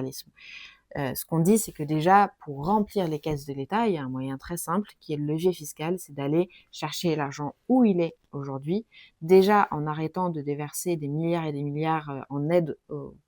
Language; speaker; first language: French; native; French